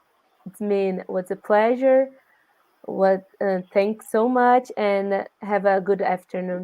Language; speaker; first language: English; non-native, learner; Portuguese